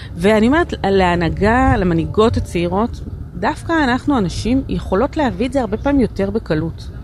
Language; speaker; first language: Hebrew; native; Hebrew